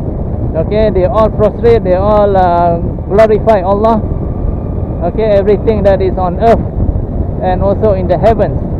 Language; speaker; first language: English; non-native, local second language; Malay